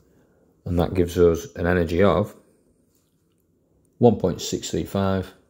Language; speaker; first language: English; native; English